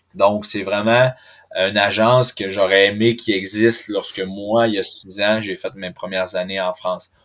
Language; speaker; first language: French; native; French